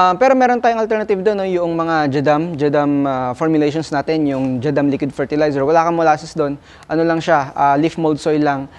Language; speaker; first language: Filipino; non-native, local second language; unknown